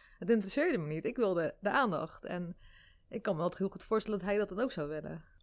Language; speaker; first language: Dutch; early bilingual, other home language; Armenian